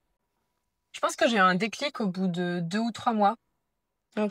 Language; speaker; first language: French; native; French